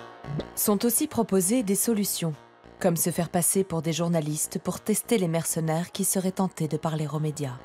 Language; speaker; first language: French; native; French